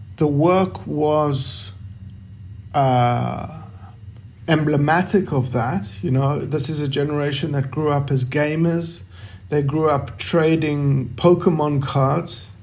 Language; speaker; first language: English; native; English